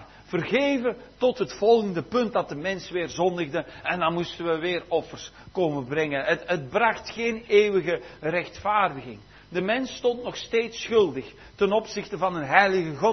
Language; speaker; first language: Dutch; native; Dutch